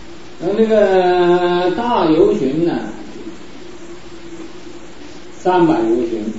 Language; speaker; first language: Chinese; native; Chinese